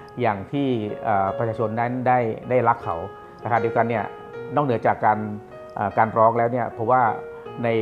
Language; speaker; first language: Thai; native; Thai